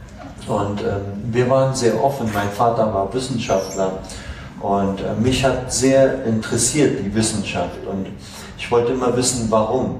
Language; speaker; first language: German; non-native, fluent; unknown